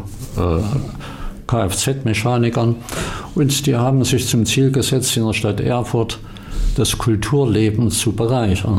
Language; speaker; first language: German; native; German